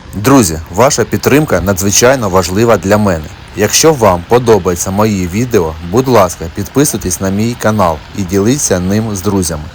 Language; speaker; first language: Ukrainian; native; Ukrainian